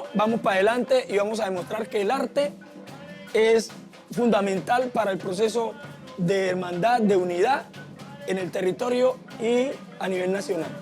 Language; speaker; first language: Spanish; native; Spanish